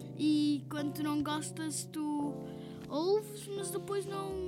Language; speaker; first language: Portuguese; non-native, fluent; Bosnian